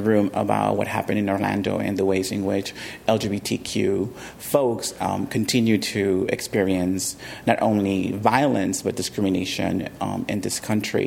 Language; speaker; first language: English; early bilingual, other home language; Spanish